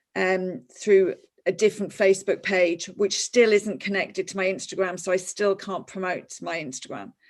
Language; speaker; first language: English; native; English